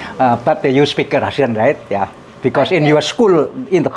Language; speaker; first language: English; non-native, learner; Indonesian